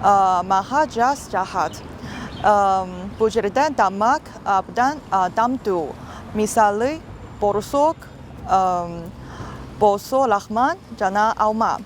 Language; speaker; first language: Kyrgyz; non-native, learner; Chinese